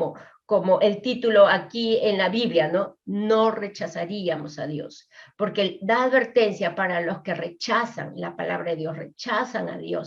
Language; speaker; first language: Spanish; native; Spanish